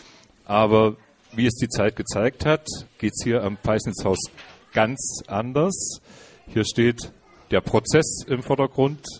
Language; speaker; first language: German; native; German